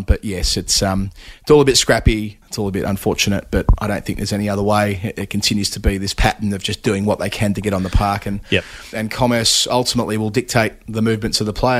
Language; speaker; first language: English; native; English